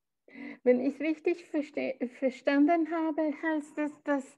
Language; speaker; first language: German; non-native, fluent; Spanish